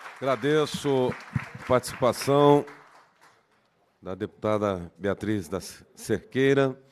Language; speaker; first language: Portuguese; native; Portuguese